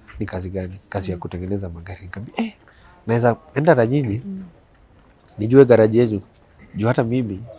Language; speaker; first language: Swahili; non-native, local second language; Luo (Kenya and Tanzania)